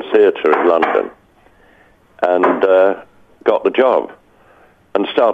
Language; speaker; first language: English; native; English